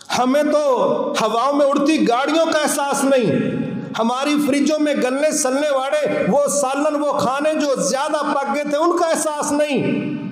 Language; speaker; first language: Urdu; non-native, local second language; Punjabi